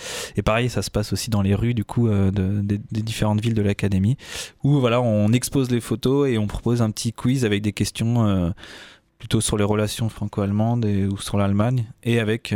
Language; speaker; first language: French; native; French